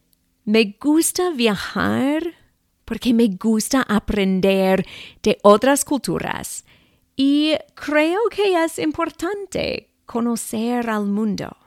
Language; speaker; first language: Spanish; non-native, fluent; English